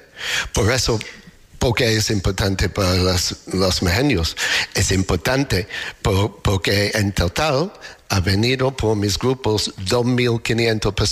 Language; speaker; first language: Spanish; non-native, learner; English